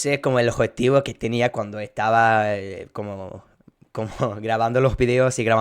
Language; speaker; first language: Spanish; non-native, fluent; English